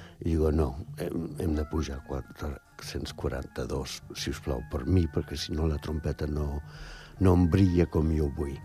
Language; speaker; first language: Catalan; non-native, fluent; English